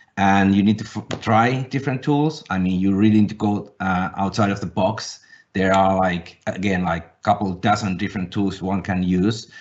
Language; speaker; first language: English; non-native, fluent; Finnish